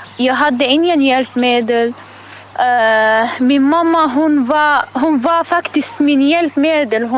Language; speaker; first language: Swedish; non-native, learner; Arabic